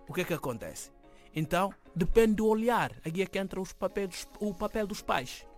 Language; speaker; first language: Portuguese; non-native, local second language; Upper Guinea Crioulo